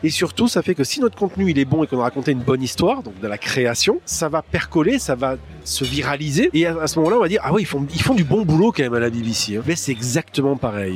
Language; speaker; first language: French; native; French